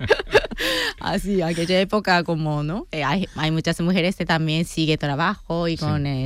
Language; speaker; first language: Spanish; non-native, fluent; Japanese